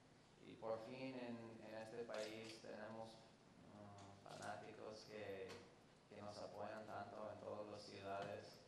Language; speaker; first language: Spanish; non-native, fluent; English